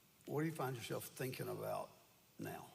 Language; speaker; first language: English; native; English